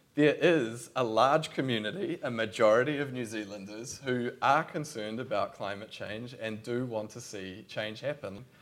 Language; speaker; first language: English; native; English